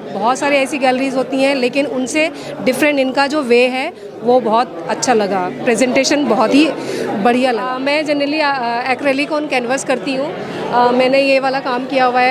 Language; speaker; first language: Hindi; native; Hindi